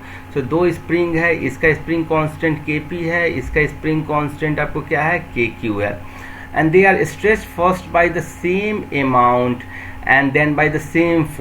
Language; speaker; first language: Hindi; native; Hindi